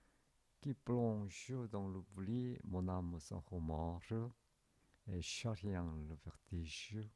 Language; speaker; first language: French; non-native, learner; Korean